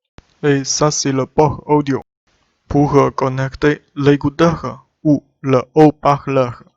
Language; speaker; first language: French; non-native, learner; Chinese